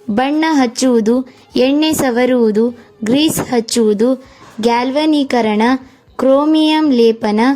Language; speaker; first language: Kannada; native; Kannada